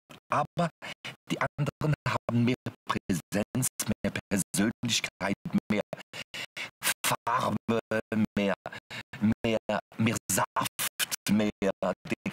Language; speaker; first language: German; non-native, fluent; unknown